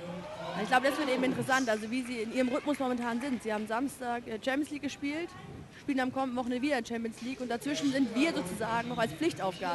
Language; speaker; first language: German; native; German